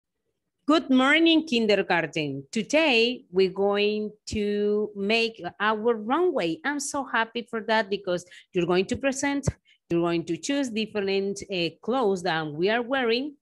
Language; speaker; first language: English; non-native, learner; Spanish